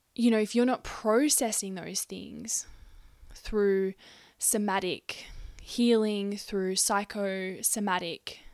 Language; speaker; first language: English; native; English